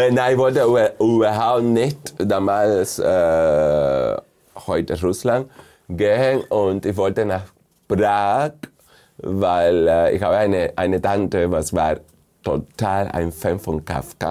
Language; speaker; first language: German; non-native, fluent; Spanish